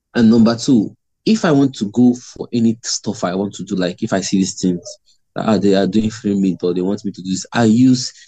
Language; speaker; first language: English; non-native, local second language; Igbo